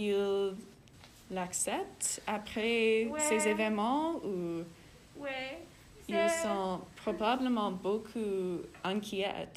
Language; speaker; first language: French; non-native, learner; English